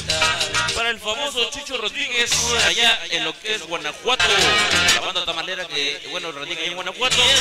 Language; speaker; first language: Spanish; native; Spanish